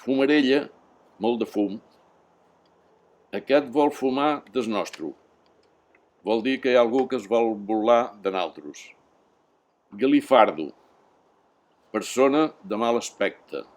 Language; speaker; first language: Catalan; native; Catalan